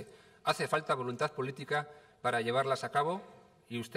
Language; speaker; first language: Spanish; native; Spanish